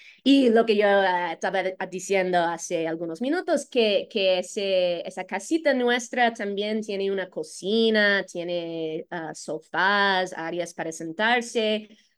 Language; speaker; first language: Spanish; non-native, fluent; English